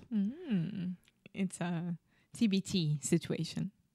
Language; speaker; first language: English; non-native, fluent; Portuguese